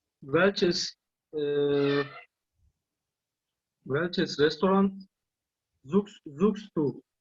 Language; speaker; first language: German; non-native, learner; Turkish